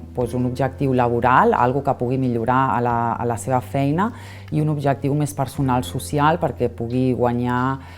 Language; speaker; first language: Catalan; native; Catalan